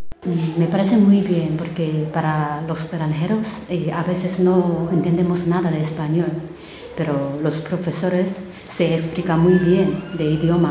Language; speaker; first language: Spanish; non-native, learner; Korean